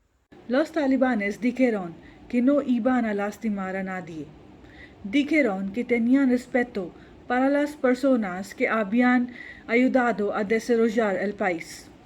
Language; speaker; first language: Spanish; non-native, fluent; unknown